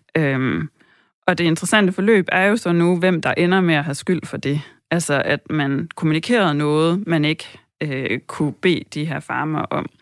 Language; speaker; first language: Danish; native; Danish